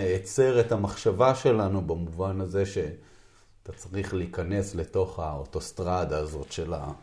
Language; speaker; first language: Hebrew; native; Hebrew